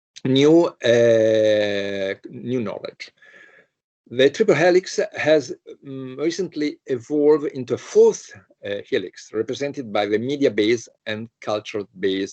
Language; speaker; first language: English; non-native, fluent; Italian